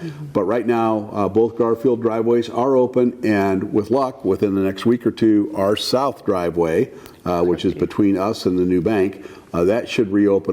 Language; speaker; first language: English; native; English